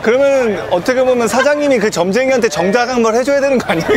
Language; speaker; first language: Korean; native; Korean